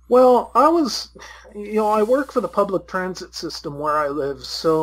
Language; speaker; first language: English; native; English